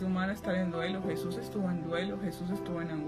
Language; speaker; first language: Spanish; native; Spanish